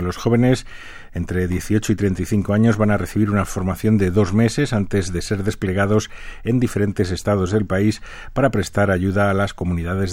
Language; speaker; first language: Spanish; native; Spanish